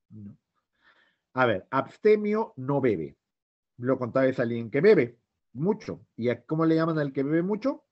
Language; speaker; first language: Spanish; native; Spanish